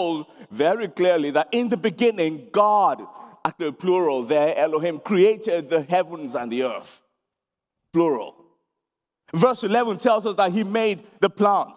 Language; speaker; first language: English; non-native, local second language; Yoruba